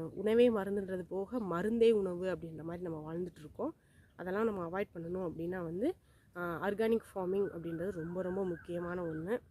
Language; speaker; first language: Tamil; native; Tamil